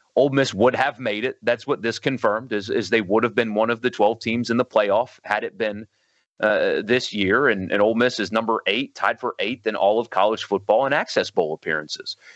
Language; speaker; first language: English; native; English